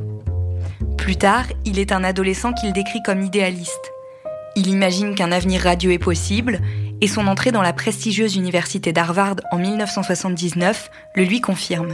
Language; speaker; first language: French; native; French